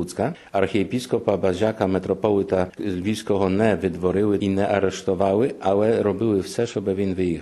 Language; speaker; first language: Ukrainian; non-native, fluent; Polish